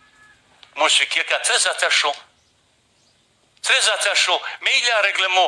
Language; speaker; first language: French; non-native, fluent; Bosnian